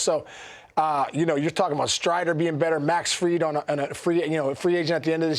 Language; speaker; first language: English; native; English